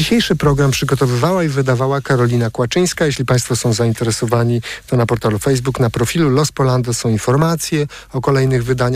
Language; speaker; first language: Polish; native; Polish